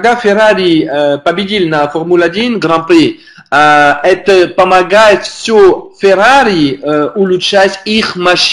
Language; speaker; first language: Russian; non-native, learner; French